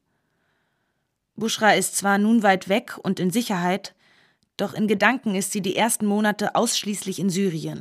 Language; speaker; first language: German; native; German